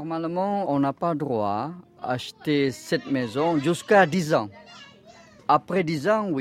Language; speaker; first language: French; non-native, fluent; Indonesian